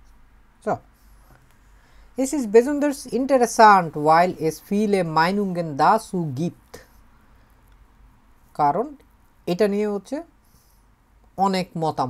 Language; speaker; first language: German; non-native, fluent; Bangla